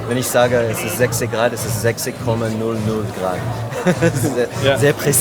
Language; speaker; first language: German; non-native, learner; French